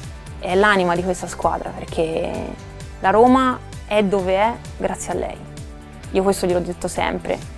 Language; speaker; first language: Italian; native; Italian